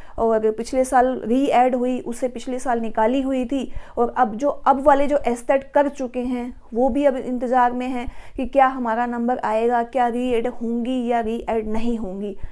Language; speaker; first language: Hindi; native; Hindi